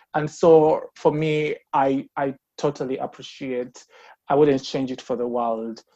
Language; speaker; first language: English; non-native, local second language; Ganda